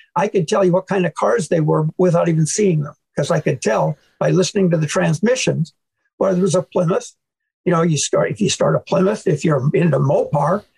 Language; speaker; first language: English; native; English